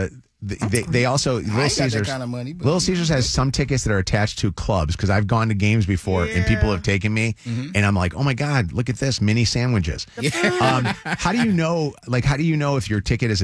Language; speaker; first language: English; native; English